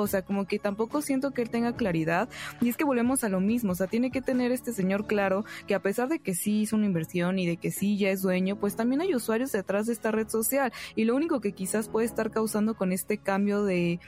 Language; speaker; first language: Spanish; native; Spanish